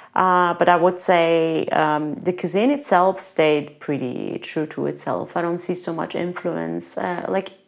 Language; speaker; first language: English; non-native, fluent; Italian